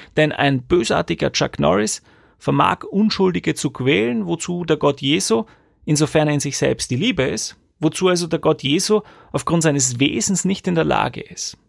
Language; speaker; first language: German; native; German